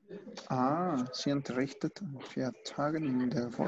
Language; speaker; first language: German; non-native, learner; Spanish